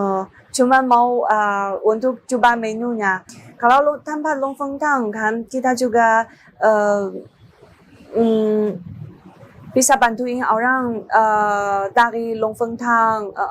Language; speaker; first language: Indonesian; non-native, learner; Chinese